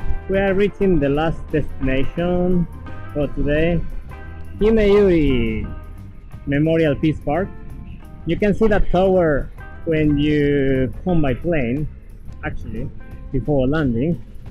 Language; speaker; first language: English; non-native, fluent; Spanish